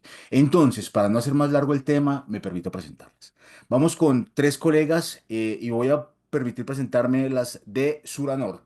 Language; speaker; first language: Spanish; native; Spanish